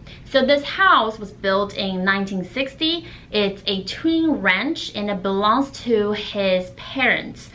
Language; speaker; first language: English; non-native, fluent; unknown